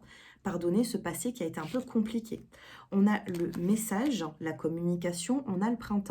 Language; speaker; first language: French; native; French